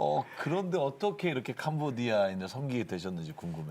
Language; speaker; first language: Korean; native; Korean